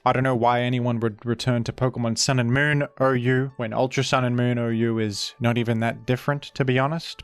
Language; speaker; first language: English; native; English